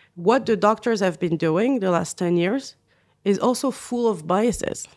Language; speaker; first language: English; non-native, fluent; French